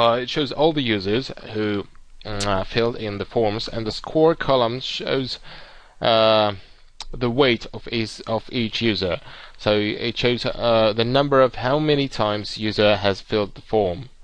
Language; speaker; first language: English; non-native, fluent; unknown